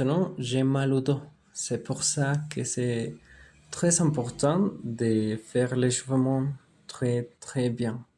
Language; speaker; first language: French; non-native, fluent; Spanish